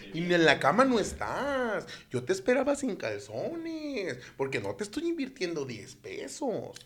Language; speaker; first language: Spanish; native; Spanish